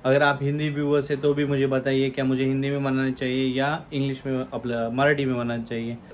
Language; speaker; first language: Hindi; non-native, local second language; Marathi